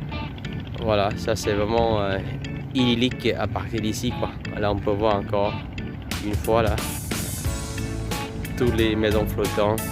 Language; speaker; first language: French; non-native, fluent; Vietnamese